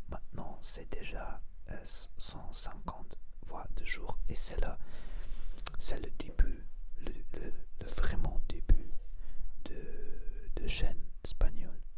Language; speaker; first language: French; non-native, learner; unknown